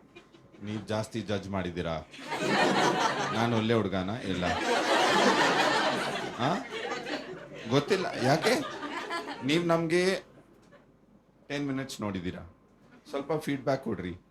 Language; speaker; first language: Kannada; non-native, learner; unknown